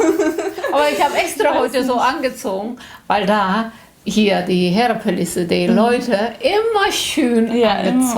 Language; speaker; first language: German; non-native, learner; Korean